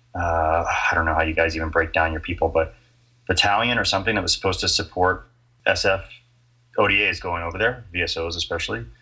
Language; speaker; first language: English; native; English